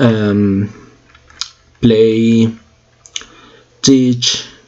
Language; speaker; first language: English; non-native, fluent; Spanish